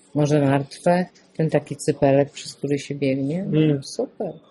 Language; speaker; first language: Polish; native; Polish